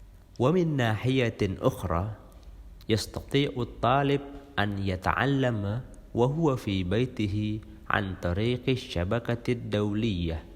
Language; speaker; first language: Arabic; non-native, fluent; Indonesian